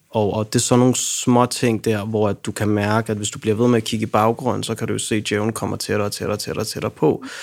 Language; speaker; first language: Danish; early bilingual, other home language; Arabic